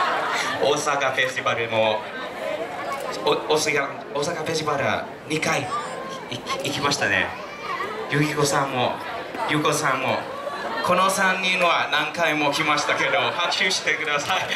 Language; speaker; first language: Japanese; non-native, fluent; Thai